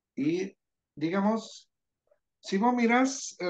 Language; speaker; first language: Spanish; non-native, fluent; Swedish